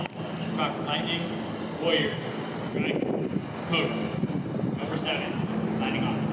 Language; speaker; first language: English; native; English